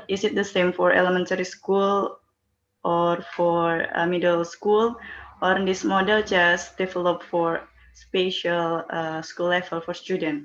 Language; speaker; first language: English; non-native, fluent; Indonesian